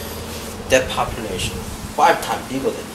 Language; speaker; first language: English; non-native, learner; Korean